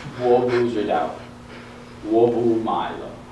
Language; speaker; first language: Chinese; non-native, learner; English